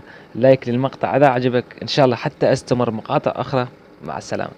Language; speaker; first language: Arabic; native; Arabic